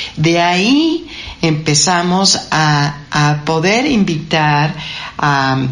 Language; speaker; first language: Spanish; non-native, fluent; English